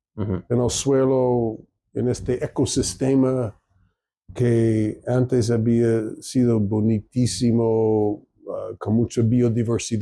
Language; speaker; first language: Spanish; non-native, fluent; English